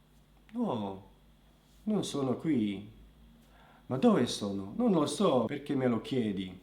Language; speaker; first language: Italian; non-native, fluent; Slovak